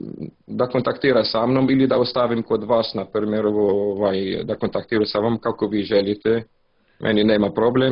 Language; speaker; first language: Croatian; non-native, learner; Arabic